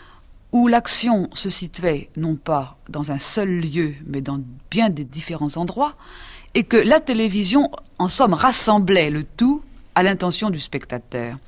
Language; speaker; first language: French; native; French